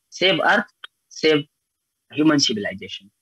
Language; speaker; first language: English; non-native, learner; Nepali